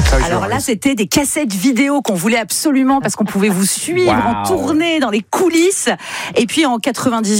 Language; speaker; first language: French; native; French